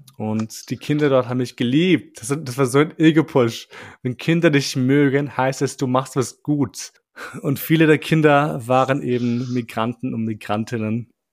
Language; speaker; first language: German; early bilingual, other home language; Albanian